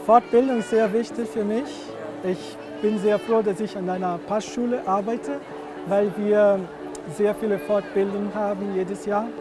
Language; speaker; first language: German; non-native, fluent; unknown